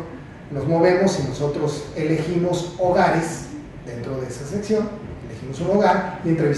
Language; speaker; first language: Spanish; native; Spanish